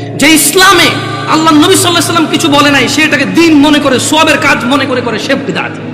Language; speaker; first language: Bangla; early bilingual, heritage; Bangla